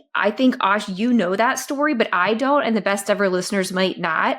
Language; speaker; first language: English; native; English